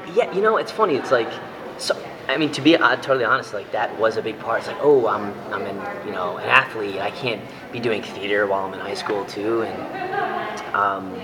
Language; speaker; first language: English; native; English